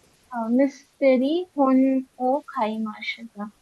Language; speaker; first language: Japanese; non-native, learner; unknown